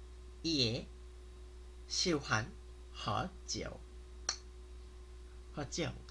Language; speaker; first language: Chinese; non-native, learner; Korean